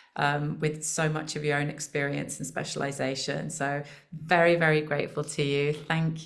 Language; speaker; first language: English; native; English